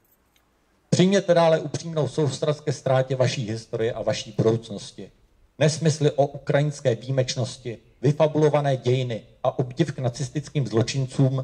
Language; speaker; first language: Czech; native; Czech